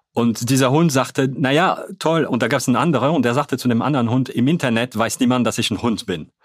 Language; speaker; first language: German; non-native, fluent; French